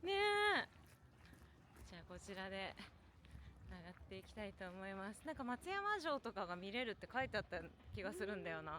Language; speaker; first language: Japanese; native; Japanese